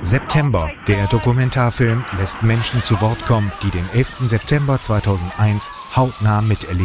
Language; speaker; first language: German; native; German